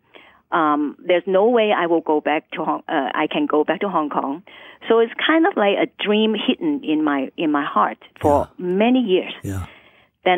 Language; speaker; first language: English; non-native, local second language; Cantonese